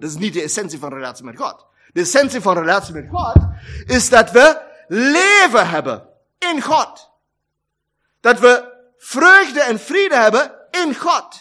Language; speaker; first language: German; non-native, learner; Dutch